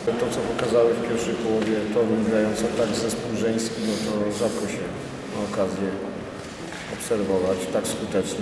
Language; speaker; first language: Polish; native; Polish